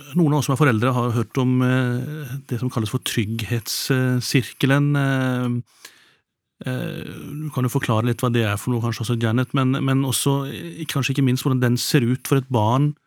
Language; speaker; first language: Norwegian; native; Norwegian